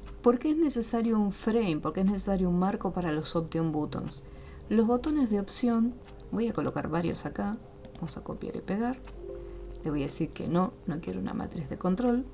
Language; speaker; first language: Spanish; native; Spanish